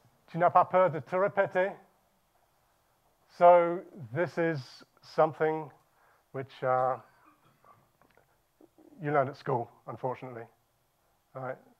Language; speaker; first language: English; native; English